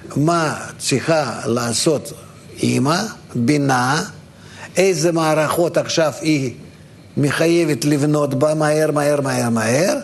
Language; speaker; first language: Hebrew; non-native, fluent; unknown